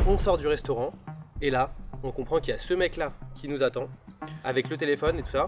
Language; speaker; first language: French; native; French